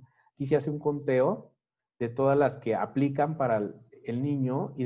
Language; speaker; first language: Spanish; native; Spanish